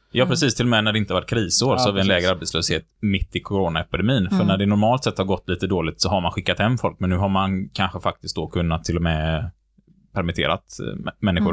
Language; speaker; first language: Swedish; native; Swedish